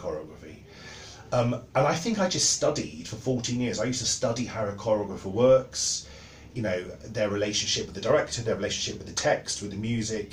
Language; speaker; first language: English; native; English